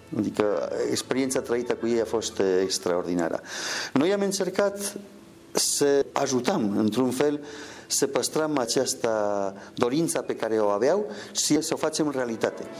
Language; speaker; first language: Romanian; non-native, fluent; Spanish